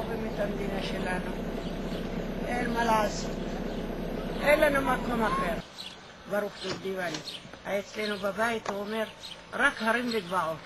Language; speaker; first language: Hebrew; early bilingual, other home language; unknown